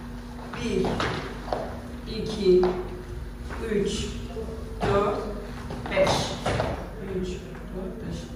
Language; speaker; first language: Turkish; non-native, fluent; Persian